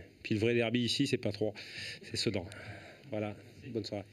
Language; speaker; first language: French; native; French